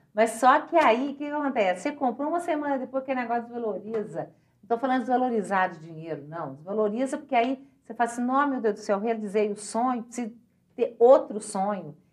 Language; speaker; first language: Portuguese; native; Portuguese